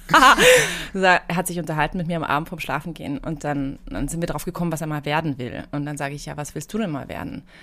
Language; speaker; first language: German; native; German